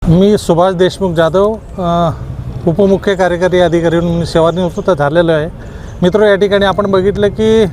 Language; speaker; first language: Marathi; non-native, local second language; Lambadi